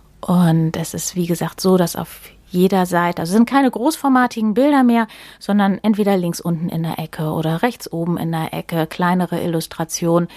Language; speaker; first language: German; native; German